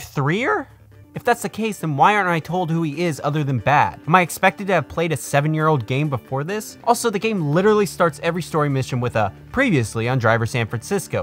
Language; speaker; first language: English; native; English